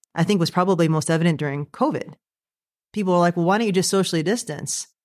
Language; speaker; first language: English; native; English